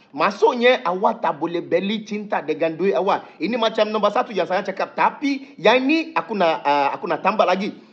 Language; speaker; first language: Malay; non-native, fluent; Yoruba